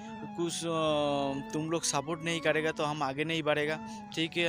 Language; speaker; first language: Hindi; non-native, local second language; Bangla